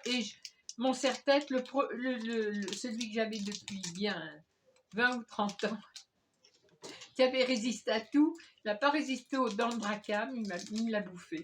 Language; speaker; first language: French; native; French